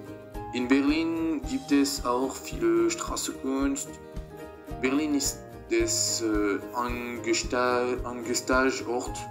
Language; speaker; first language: German; non-native, learner; French